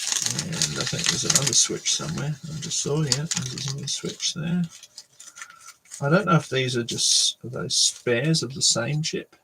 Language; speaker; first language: English; native; English